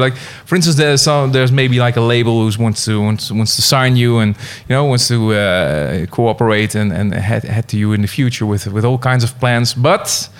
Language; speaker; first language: English; non-native, fluent; Dutch